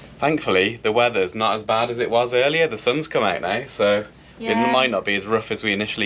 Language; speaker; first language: English; native; English